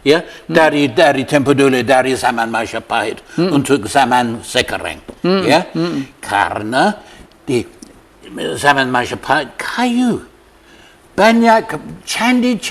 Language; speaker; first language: Indonesian; non-native, learner; English